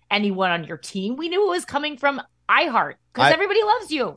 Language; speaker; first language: English; native; English